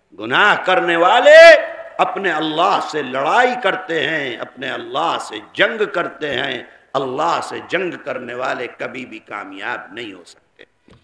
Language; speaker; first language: Urdu; native; Urdu